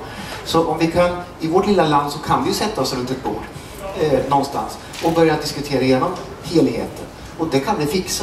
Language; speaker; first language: Swedish; native; Swedish